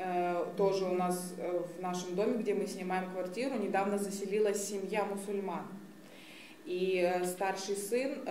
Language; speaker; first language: Russian; native; Russian